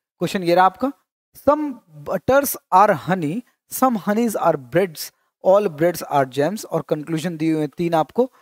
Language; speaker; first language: Hindi; native; Hindi